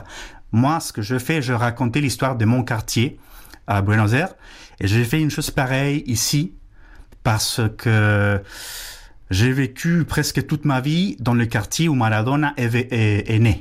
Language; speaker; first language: French; non-native, fluent; Spanish